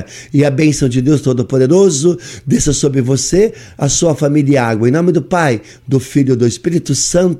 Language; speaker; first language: Portuguese; native; Portuguese